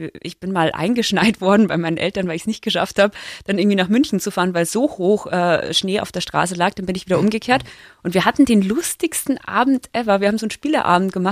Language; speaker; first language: German; native; German